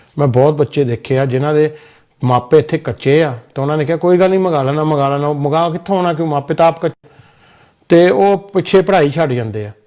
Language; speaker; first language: Punjabi; early bilingual, heritage; Punjabi